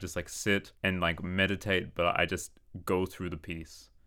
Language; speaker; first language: English; native; English